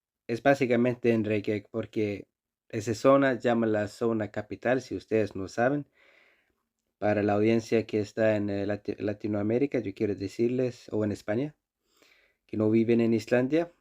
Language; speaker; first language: Spanish; non-native, fluent; Icelandic